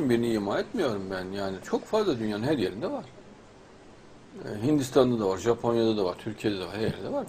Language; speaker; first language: Turkish; native; Turkish